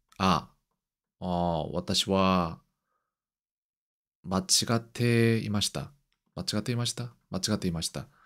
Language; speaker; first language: Japanese; non-native, learner; Korean